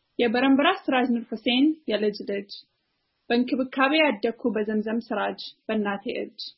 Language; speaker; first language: Amharic; early bilingual, heritage; Amharic